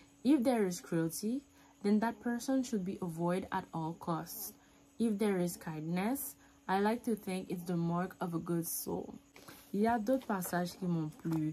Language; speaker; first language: English; non-native, fluent; Haitian Creole